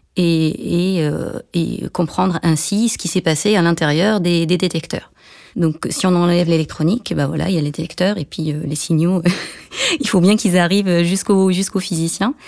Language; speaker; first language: French; non-native, local second language; Arabic